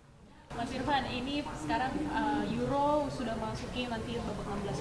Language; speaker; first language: Indonesian; native; Indonesian